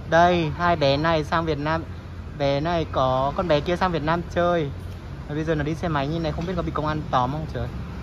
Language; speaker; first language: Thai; non-native, fluent; Vietnamese